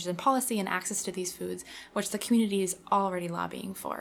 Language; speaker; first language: English; native; English